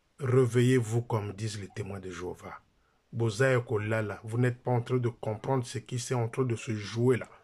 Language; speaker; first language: French; non-native, local second language; Lingala